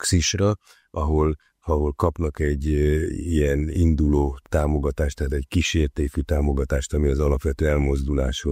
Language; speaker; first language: Hungarian; native; Hungarian